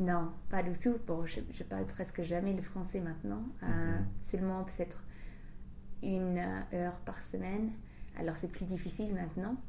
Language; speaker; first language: French; non-native, fluent; English